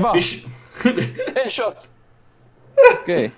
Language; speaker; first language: Swedish; non-native, local second language; Finnish